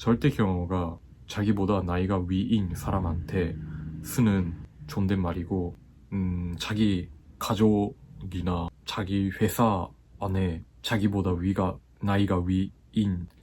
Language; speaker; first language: Korean; non-native, fluent; Japanese